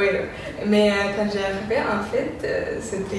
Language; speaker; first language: French; non-native, fluent; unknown